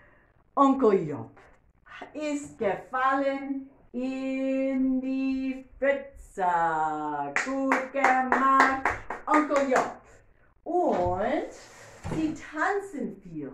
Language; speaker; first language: German; non-native, learner; English